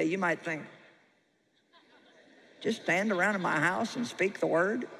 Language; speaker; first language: English; native; English